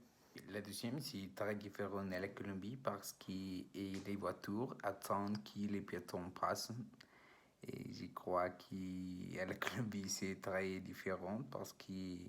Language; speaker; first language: French; non-native, learner; Spanish